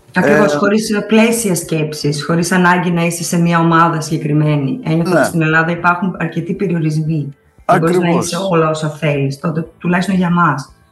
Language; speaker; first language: Greek; early bilingual, other home language; Albanian